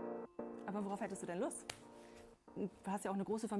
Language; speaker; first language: German; native; German